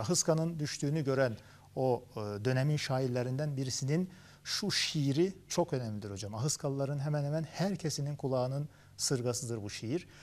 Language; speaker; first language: Turkish; early bilingual, heritage; Turkish